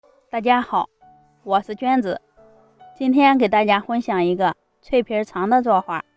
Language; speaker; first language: Chinese; native; Chinese